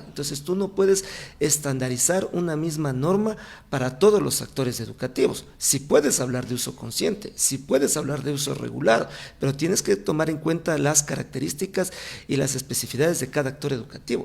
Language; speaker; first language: Spanish; native; Spanish